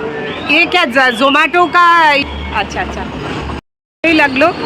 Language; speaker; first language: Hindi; non-native, local second language; Bangla